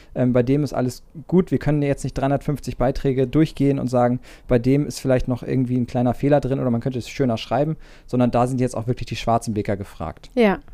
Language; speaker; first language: German; native; German